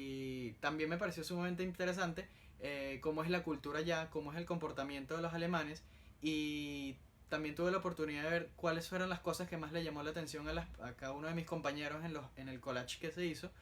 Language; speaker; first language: Spanish; native; Spanish